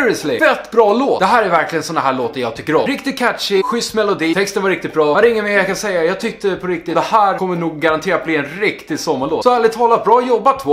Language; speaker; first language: Swedish; native; Swedish